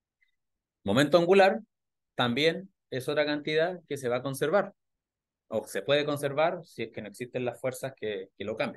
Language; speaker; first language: Spanish; native; Spanish